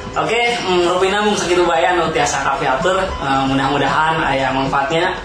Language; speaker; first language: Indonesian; non-native, local second language; Sundanese